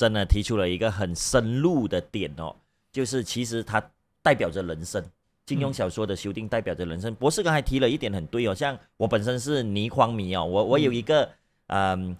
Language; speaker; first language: Chinese; native; Chinese